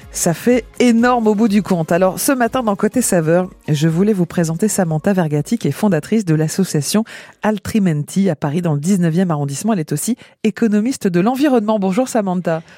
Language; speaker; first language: French; native; French